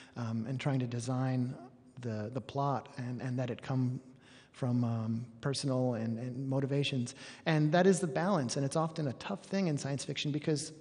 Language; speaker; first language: English; native; English